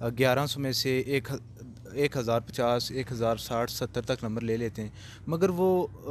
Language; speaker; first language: Urdu; non-native, local second language; Pahari-Potwari